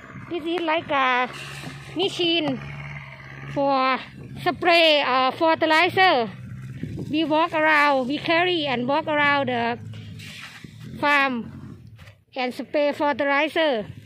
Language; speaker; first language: English; non-native, learner; Thai